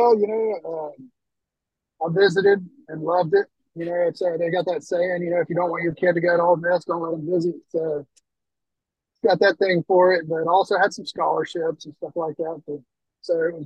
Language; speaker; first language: English; native; English